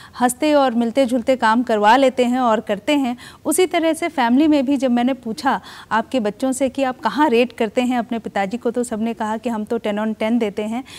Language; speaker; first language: Hindi; native; Hindi